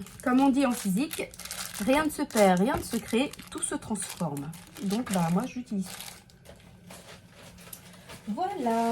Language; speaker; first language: French; native; French